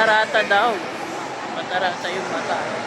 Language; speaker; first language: Filipino; native; Filipino